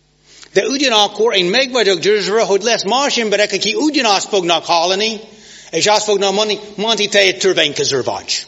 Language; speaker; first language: Hungarian; non-native, fluent; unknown